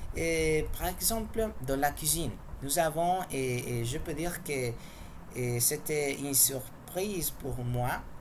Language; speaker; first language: French; non-native, learner; Spanish